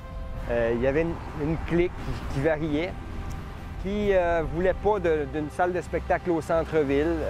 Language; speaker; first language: French; native; French